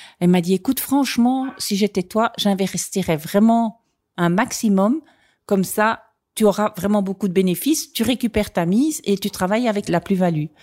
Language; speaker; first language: French; native; French